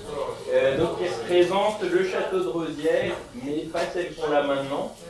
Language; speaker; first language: French; native; French